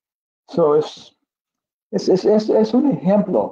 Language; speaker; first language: Spanish; non-native, fluent; English